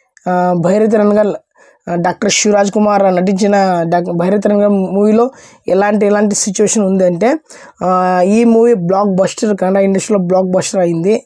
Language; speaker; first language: Telugu; non-native, local second language; Kannada